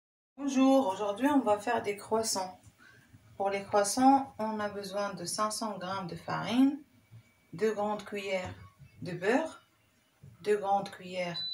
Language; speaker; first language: French; non-native, local second language; Arabic